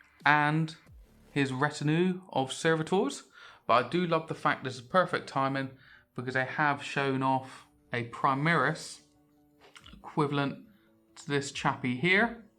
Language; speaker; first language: English; native; English